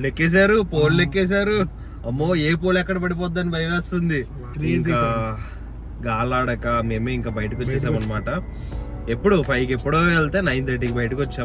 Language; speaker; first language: Telugu; native; Telugu